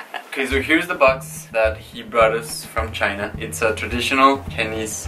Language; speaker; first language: English; non-native, fluent; Spanish